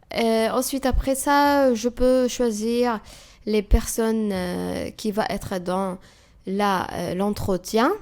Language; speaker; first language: French; non-native, fluent; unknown